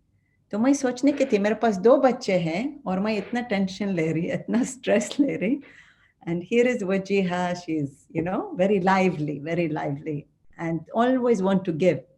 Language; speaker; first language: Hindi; non-native, fluent; Arabic